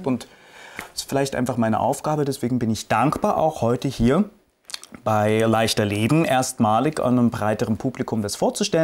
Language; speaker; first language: German; native; German